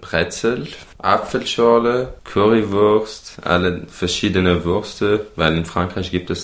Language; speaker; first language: German; non-native, learner; French